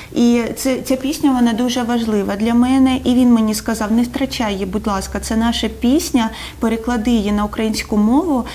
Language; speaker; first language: Ukrainian; non-native, local second language; Russian